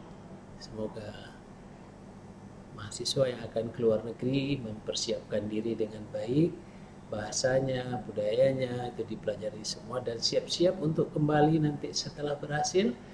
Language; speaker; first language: Indonesian; native; Indonesian